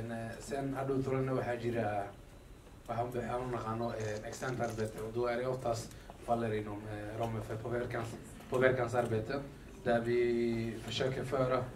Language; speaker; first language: Swedish; early bilingual, other home language; Somali